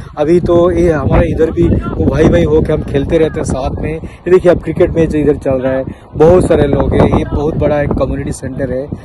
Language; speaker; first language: Hindi; non-native, local second language; Odia